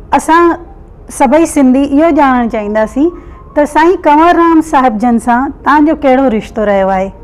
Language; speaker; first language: Sindhi; early bilingual, heritage; Sindhi